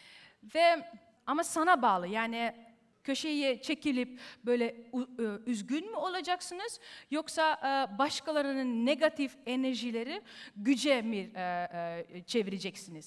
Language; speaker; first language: Turkish; early bilingual, heritage; Turkish